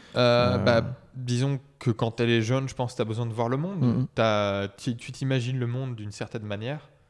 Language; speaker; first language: French; native; French